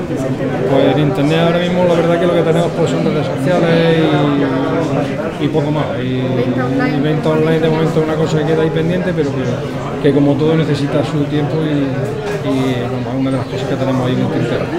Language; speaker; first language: Spanish; native; Spanish